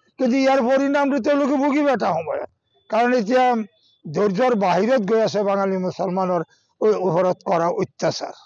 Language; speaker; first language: Assamese; non-native, local second language; Bangla